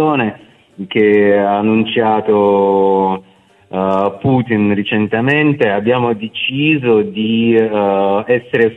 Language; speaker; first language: Italian; non-native, fluent; Russian